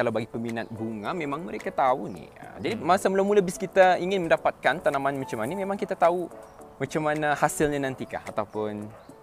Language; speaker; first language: Malay; native; Malay